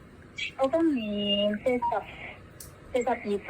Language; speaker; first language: Chinese; non-native, learner; Indonesian